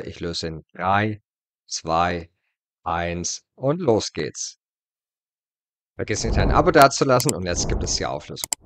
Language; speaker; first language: German; native; German